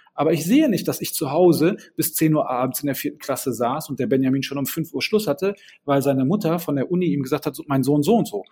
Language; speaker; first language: German; early bilingual, other home language; Bosnian